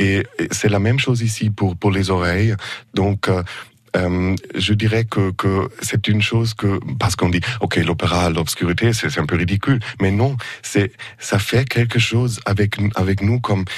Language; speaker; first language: French; non-native, fluent; German